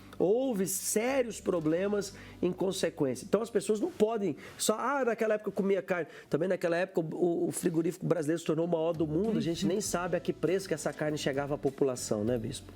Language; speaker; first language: Portuguese; native; Portuguese